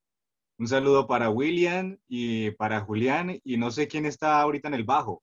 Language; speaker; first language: Spanish; native; Spanish